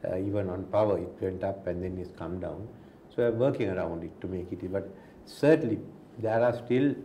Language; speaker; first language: English; non-native, local second language; Sinhala